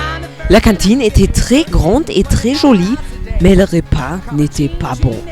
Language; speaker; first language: French; non-native, learner; German